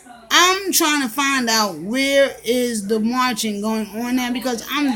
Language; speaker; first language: English; native; English